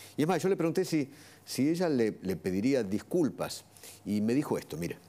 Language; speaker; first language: Spanish; native; Spanish